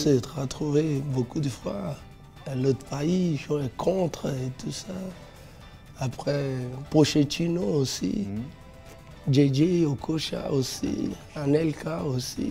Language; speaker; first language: French; non-native, fluent; Portuguese